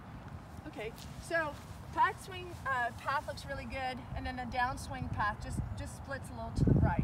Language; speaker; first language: English; native; English